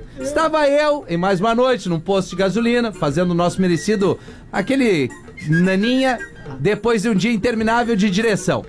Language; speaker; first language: Portuguese; native; Portuguese